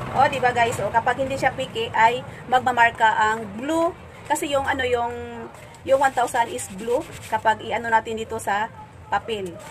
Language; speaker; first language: Filipino; non-native, local second language; Cebuano